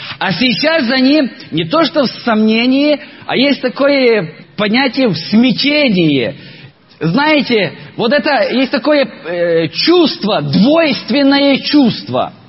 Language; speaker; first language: Russian; non-native, local second language; Ukrainian